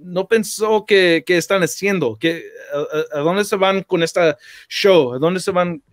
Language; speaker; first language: Spanish; non-native, learner; English